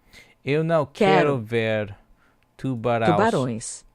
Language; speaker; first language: Portuguese; non-native, learner; English